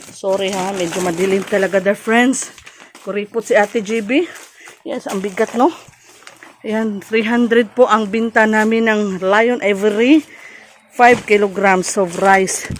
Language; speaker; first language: Filipino; non-native, local second language; Cebuano